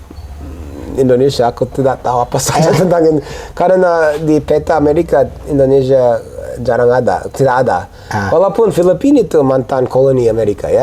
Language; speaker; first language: Indonesian; non-native, fluent; English